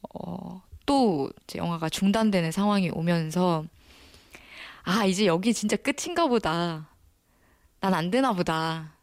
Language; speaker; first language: Korean; native; Korean